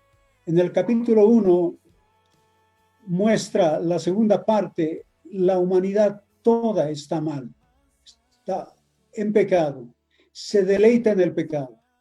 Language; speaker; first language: Spanish; native; Spanish